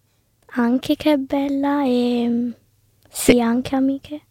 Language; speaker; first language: Italian; early bilingual, heritage; Italian